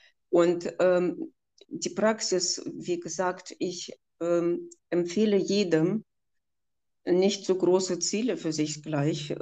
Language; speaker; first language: German; non-native, fluent; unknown